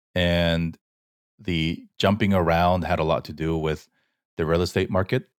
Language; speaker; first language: English; early bilingual, other home language; Korean